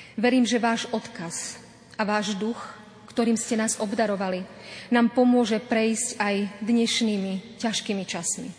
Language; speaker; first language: Slovak; native; Slovak